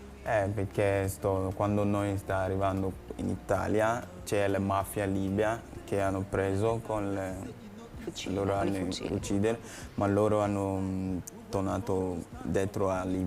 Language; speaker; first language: Italian; non-native, learner; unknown